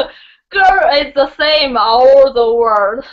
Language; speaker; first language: English; non-native, learner; Chinese